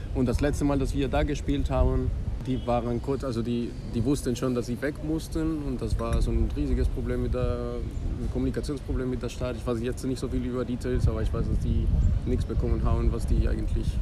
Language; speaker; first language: German; non-native, fluent; Spanish